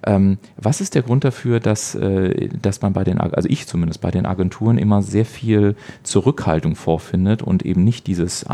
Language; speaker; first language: German; native; German